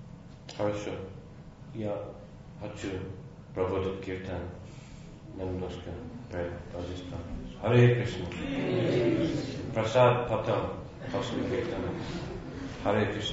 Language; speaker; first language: Russian; non-native, fluent; English